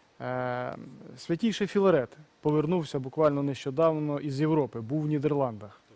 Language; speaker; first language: Ukrainian; native; Ukrainian